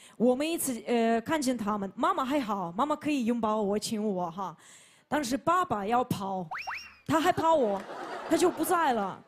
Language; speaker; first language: Chinese; non-native, learner; Ukrainian